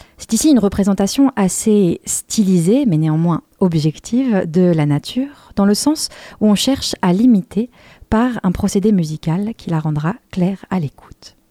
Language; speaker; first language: French; native; French